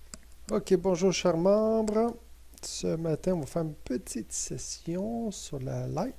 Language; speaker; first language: French; native; French